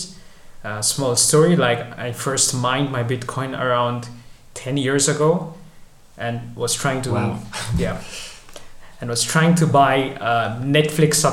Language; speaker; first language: English; non-native, local second language; Bangla